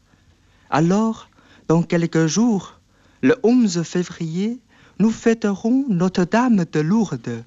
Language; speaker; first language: French; non-native, fluent; Chinese